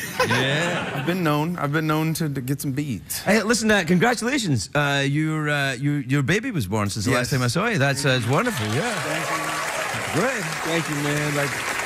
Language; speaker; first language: English; native; English